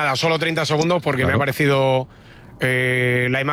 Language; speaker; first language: Spanish; native; Spanish